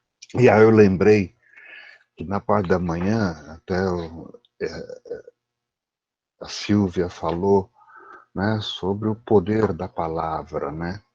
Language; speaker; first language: Portuguese; native; Portuguese